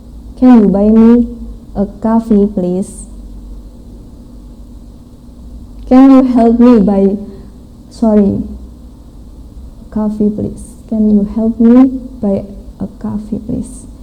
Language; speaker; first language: English; non-native, fluent; Indonesian